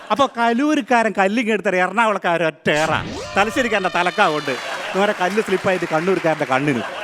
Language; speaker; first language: Malayalam; native; Malayalam